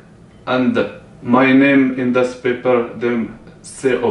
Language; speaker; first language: English; non-native, learner; Arabic